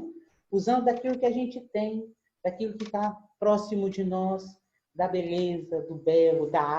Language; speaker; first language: Portuguese; native; Portuguese